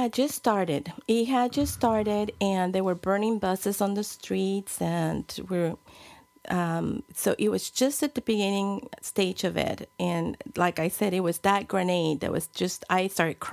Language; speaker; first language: English; non-native, fluent; Spanish